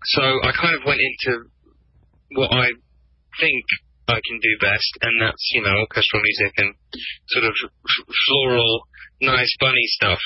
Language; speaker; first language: English; native; English